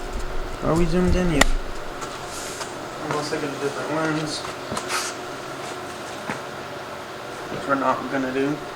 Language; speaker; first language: English; native; English